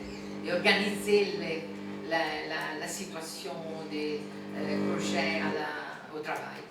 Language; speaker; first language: French; non-native, fluent; Italian